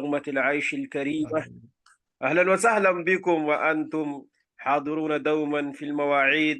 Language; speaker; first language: Arabic; non-native, fluent; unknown